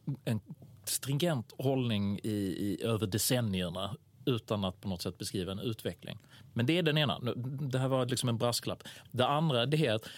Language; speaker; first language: Swedish; native; Swedish